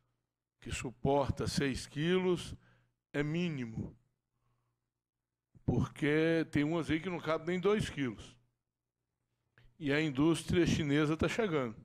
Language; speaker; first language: Portuguese; native; Portuguese